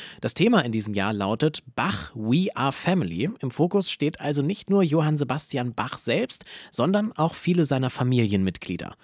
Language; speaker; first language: German; native; German